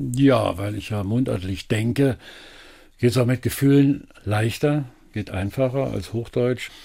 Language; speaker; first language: German; native; German